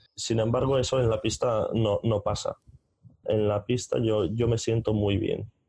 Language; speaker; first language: Spanish; non-native, fluent; Hungarian